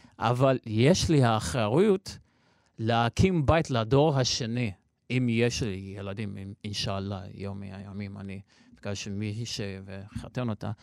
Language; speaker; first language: Hebrew; non-native, local second language; Armenian